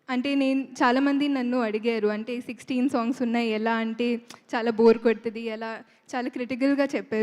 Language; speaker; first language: Telugu; non-native, fluent; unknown